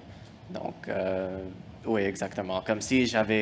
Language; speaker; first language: French; non-native, fluent; English